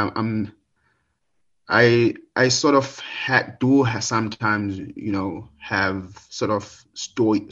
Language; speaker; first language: English; non-native, local second language; Xhosa